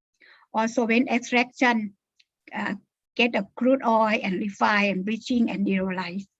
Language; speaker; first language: English; non-native, learner; Thai